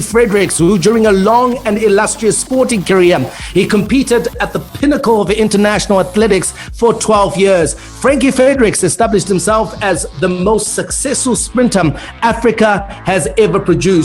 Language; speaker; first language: English; native; English